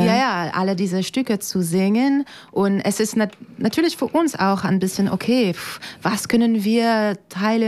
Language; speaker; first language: German; non-native, fluent; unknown